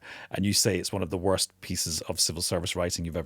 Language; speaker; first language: English; native; English